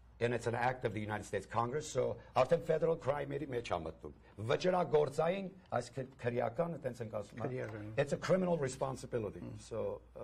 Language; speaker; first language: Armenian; early bilingual, heritage; Armenian